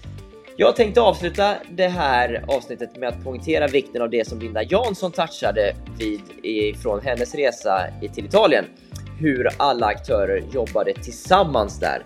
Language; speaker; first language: Swedish; native; Swedish